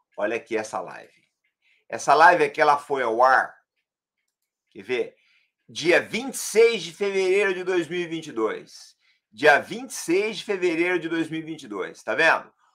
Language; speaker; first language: Portuguese; native; Portuguese